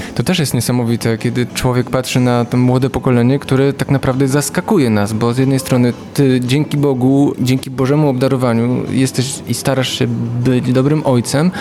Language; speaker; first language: Polish; native; Polish